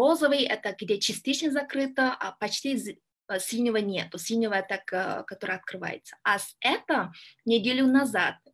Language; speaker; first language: Russian; non-native, learner; Kyrgyz